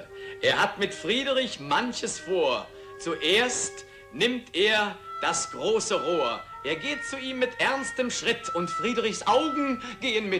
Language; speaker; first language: German; native; German